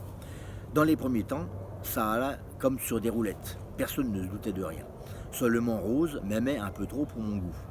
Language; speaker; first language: French; native; French